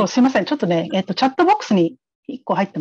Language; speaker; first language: Japanese; native; Japanese